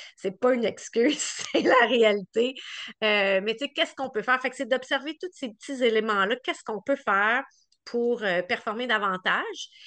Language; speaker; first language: French; native; French